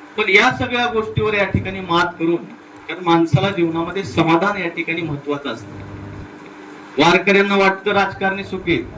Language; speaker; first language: Marathi; native; Marathi